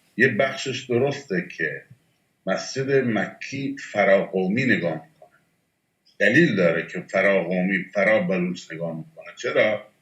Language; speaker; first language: Persian; non-native, local second language; Baluchi